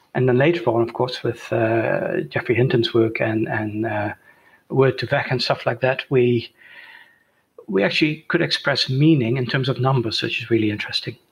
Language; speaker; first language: English; non-native, fluent; Dutch